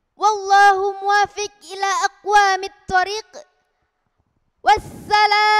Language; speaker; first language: Arabic; non-native, learner; Indonesian